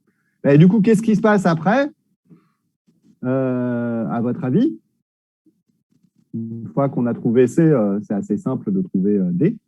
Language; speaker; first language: French; native; French